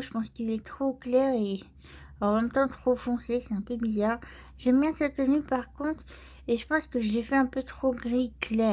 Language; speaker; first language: French; native; French